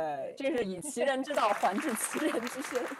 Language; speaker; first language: Chinese; native; Chinese